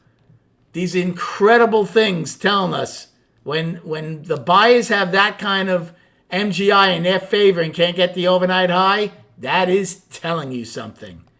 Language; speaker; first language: English; native; English